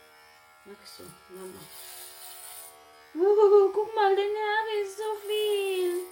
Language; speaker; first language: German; non-native, learner; Filipino